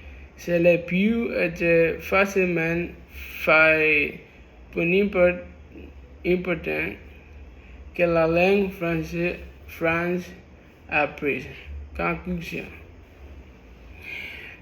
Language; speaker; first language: French; non-native, learner; Spanish